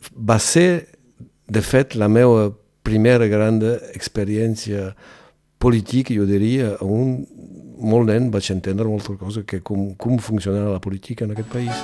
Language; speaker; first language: Catalan; non-native, local second language; French